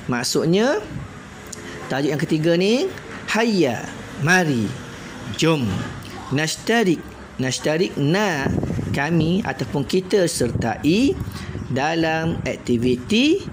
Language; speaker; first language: Malay; native; Malay